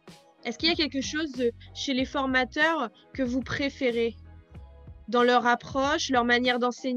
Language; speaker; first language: French; native; French